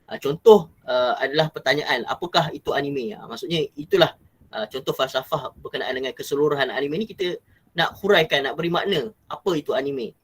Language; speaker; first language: Malay; native; Malay